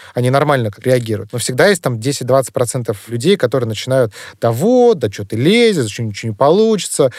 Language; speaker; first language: Russian; native; Russian